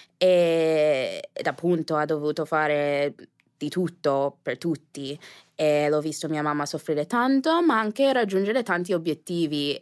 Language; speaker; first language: Italian; non-native, fluent; English